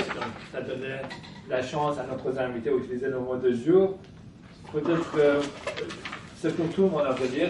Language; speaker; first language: French; non-native, fluent; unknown